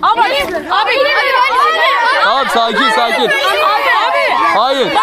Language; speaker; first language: Turkish; native; Turkish